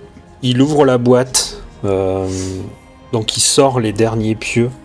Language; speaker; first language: French; native; French